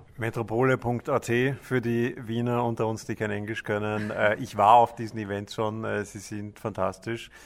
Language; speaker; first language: German; native; German